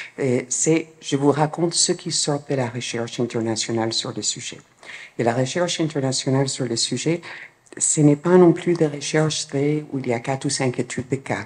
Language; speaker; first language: French; non-native, fluent; English